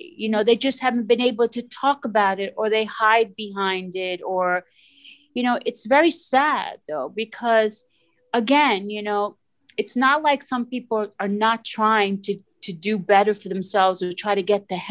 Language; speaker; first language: English; early bilingual, other home language; Italian